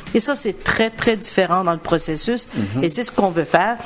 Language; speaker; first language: French; native; French